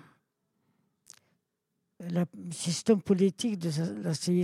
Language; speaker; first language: French; non-native, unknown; Persian